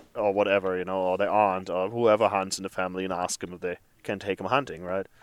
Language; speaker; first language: English; non-native, fluent; German